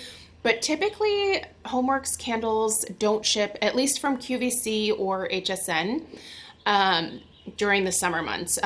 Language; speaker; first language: English; native; English